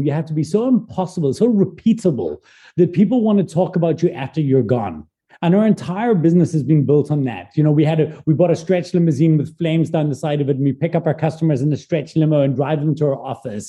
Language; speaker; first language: English; native; English